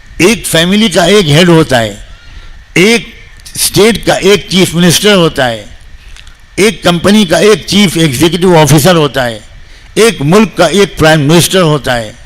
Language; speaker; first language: Urdu; native; Urdu